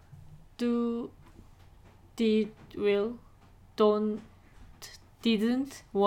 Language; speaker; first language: English; non-native, learner; Korean